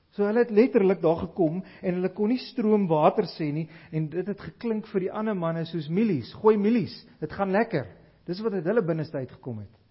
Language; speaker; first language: Afrikaans; native; Afrikaans